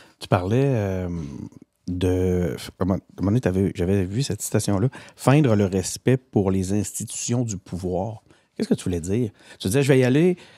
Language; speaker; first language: French; native; French